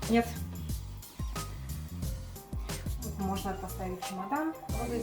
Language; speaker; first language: Russian; native; Russian